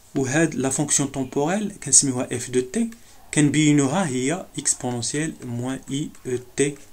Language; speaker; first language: French; non-native, local second language; Arabic